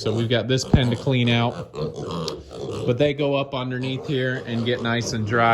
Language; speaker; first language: English; native; English